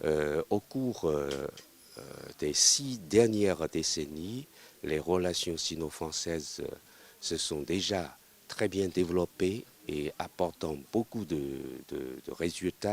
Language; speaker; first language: French; non-native, fluent; Chinese